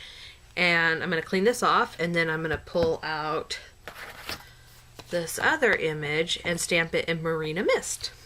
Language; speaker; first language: English; native; English